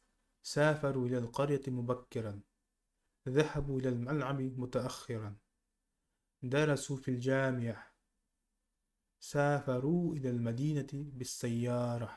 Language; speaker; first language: Arabic; non-native, fluent; Kazakh